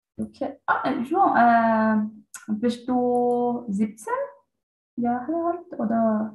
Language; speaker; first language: German; non-native, learner; Portuguese